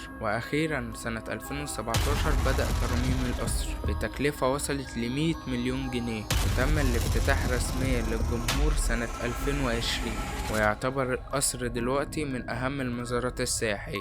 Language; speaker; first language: Arabic; native; Arabic